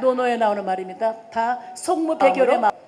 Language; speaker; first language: Korean; native; Korean